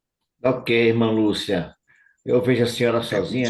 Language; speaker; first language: Portuguese; native; Portuguese